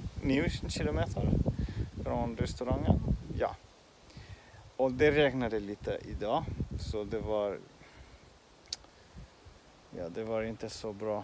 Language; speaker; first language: Swedish; non-native, learner; Finnish